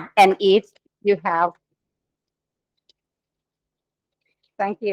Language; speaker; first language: English; non-native, learner; Thai